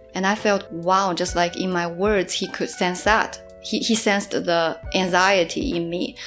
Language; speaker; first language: English; non-native, fluent; Chinese